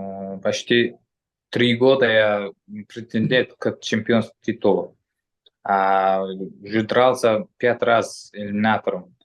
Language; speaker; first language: Russian; non-native, local second language; Uzbek